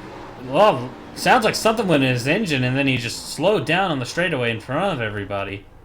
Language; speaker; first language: English; native; English